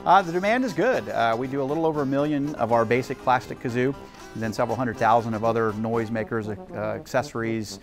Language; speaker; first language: English; native; English